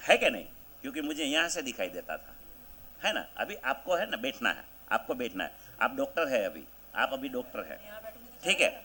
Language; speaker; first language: Hindi; non-native, local second language; Gujarati